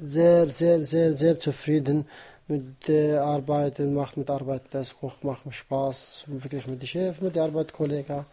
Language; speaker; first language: German; non-native, learner; Kurdish